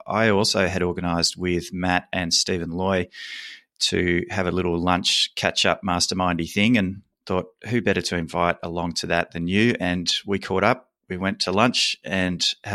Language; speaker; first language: English; native; English